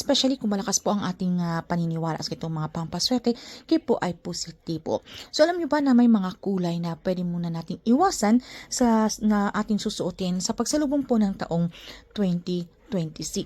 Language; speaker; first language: Filipino; native; Filipino